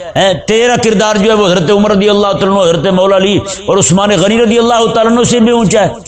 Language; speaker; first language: Urdu; non-native, local second language; Punjabi